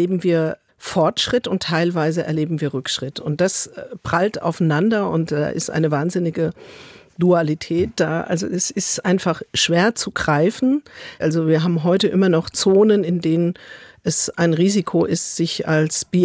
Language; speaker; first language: German; native; German